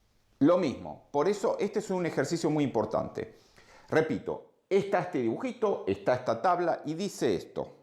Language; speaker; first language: Spanish; native; Spanish